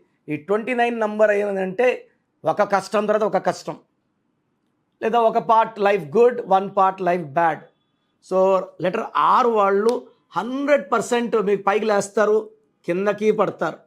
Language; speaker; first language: Telugu; native; Telugu